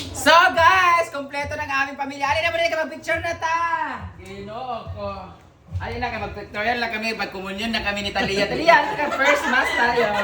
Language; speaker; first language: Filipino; non-native, local second language; Cebuano